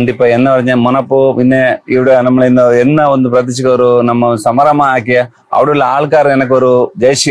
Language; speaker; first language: Malayalam; non-native, learner; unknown